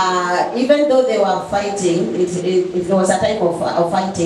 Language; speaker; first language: English; non-native, fluent; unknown